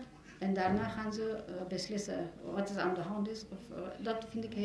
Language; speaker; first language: Dutch; non-native, learner; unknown